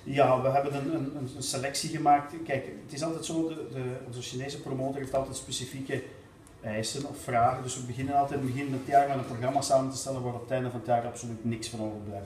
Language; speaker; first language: Dutch; native; Dutch